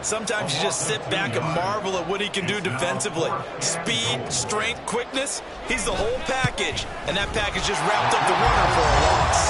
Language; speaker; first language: English; native; English